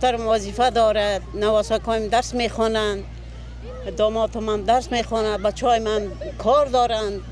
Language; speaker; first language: Persian; native; Persian